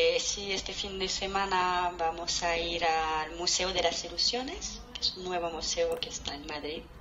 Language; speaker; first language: Spanish; non-native, fluent; French